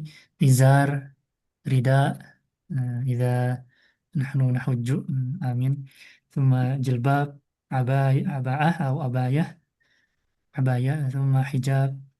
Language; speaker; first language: Arabic; non-native, fluent; Indonesian